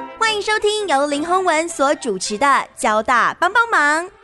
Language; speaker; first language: Chinese; native; Chinese